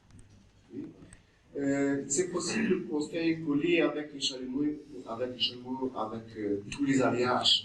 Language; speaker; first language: French; non-native, learner; German